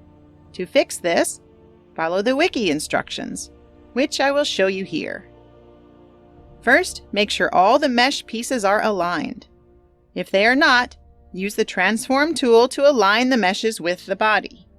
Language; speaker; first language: English; native; English